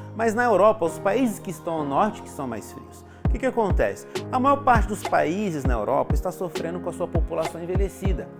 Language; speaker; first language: Portuguese; native; Portuguese